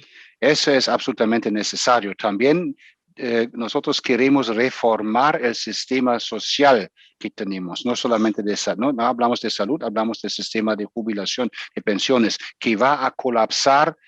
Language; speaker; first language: Spanish; non-native, fluent; German